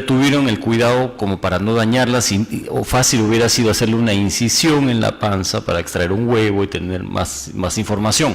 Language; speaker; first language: Spanish; native; Spanish